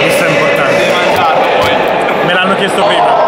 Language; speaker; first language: Italian; native; Italian